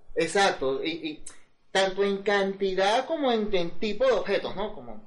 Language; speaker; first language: Spanish; native; Spanish